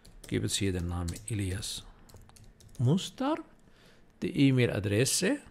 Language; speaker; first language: German; non-native, fluent; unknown